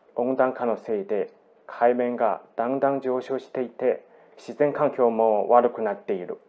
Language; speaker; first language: Japanese; non-native, fluent; Chinese